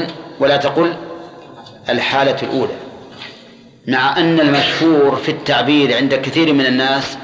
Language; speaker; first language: Arabic; native; Arabic